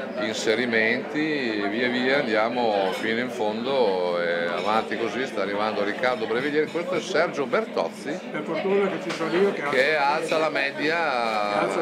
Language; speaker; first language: Italian; native; Italian